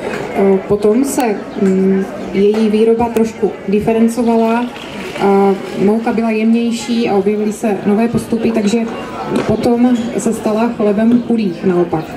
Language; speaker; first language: Czech; native; Czech